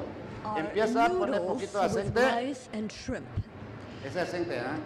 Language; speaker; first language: Spanish; non-native, learner; Thai